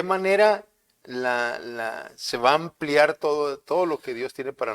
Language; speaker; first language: Spanish; native; Spanish